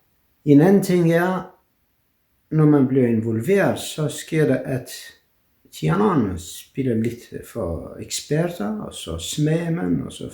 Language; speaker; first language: Danish; non-native, fluent; French